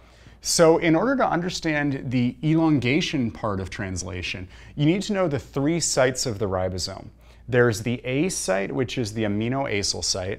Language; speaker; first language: English; native; English